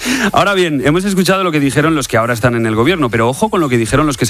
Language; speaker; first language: Spanish; native; Spanish